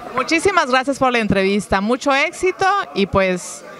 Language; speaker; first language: Spanish; native; Spanish